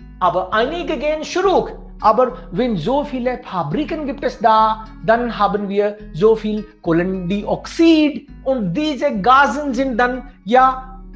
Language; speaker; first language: German; non-native, fluent; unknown